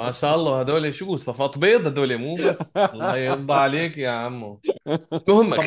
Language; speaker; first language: Arabic; native; Arabic